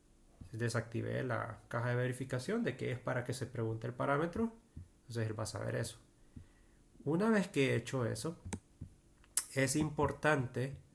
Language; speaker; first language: Spanish; native; Spanish